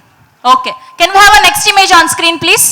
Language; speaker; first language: Telugu; native; Telugu